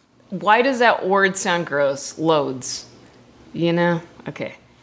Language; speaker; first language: English; native; English